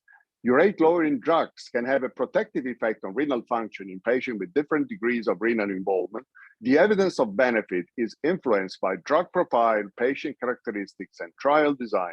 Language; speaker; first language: English; non-native, fluent; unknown